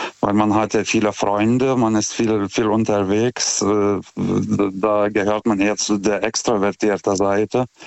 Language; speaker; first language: German; non-native, fluent; Lithuanian